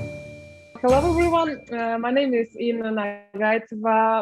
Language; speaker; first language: English; non-native, learner; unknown